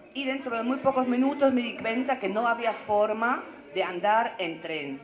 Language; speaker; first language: Spanish; non-native, fluent; German